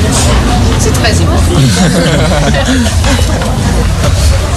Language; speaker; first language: French; non-native, fluent; German